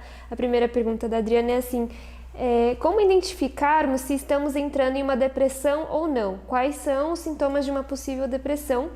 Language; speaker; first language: Portuguese; native; Portuguese